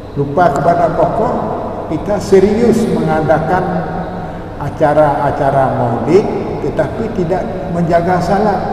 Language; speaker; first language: Malay; non-native, local second language; Achinese